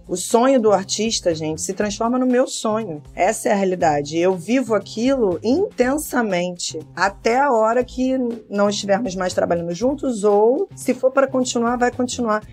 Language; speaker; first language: Portuguese; native; Portuguese